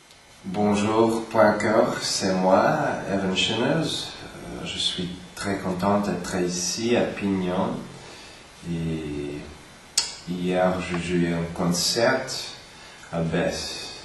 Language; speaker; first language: French; non-native, learner; English